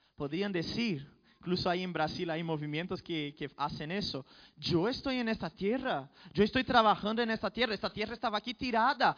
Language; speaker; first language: Spanish; non-native, fluent; Portuguese